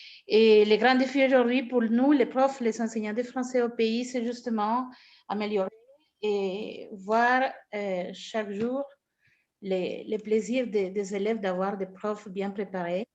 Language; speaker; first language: French; non-native, fluent; Spanish